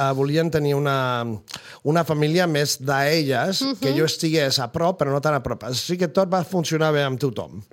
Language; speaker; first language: Catalan; non-native, fluent; Spanish